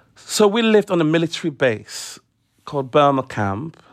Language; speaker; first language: English; non-native, local second language; Akan